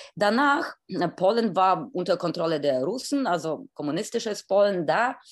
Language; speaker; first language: German; non-native, fluent; Polish